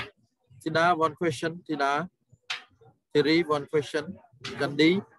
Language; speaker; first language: English; non-native, fluent; Khmer